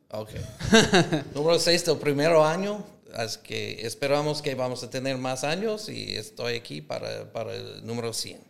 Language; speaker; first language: Spanish; non-native, fluent; English